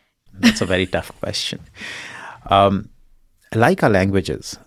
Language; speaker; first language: English; non-native, local second language; Hindi